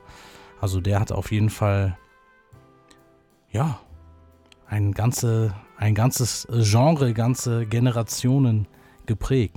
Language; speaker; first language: German; native; German